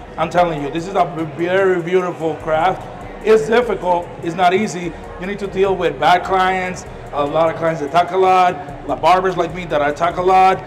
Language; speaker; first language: English; non-native, fluent; Spanish